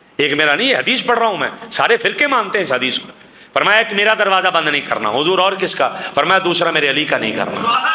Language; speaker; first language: Urdu; non-native, local second language; Punjabi